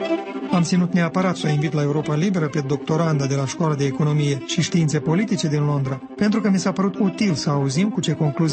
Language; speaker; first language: Romanian; native; Romanian